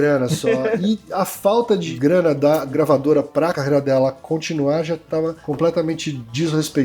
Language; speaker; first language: Portuguese; native; Portuguese